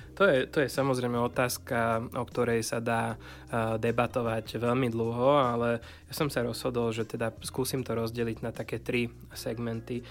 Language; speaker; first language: Slovak; non-native, local second language; Hungarian